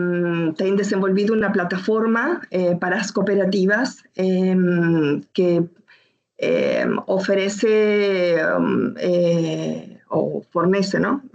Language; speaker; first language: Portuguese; non-native, learner; Spanish